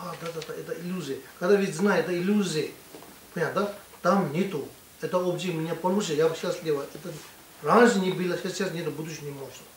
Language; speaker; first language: Russian; non-native, learner; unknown